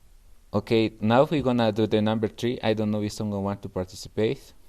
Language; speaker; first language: English; non-native, fluent; Spanish